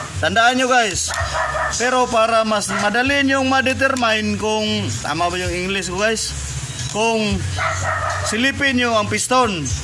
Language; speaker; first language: Filipino; non-native, local second language; Cebuano